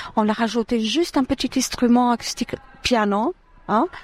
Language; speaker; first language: French; non-native, fluent; Albanian